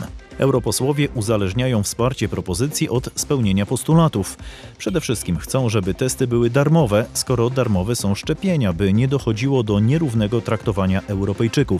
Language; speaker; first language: Polish; native; Polish